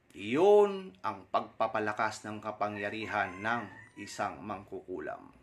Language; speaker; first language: Filipino; non-native, local second language; Surigaonon